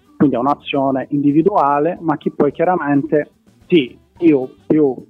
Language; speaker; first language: Italian; non-native, fluent; Portuguese